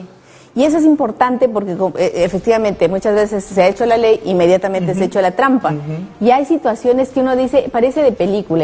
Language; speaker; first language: Spanish; native; Spanish